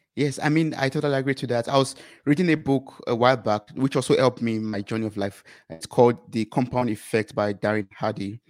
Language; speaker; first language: English; non-native, local second language; Yoruba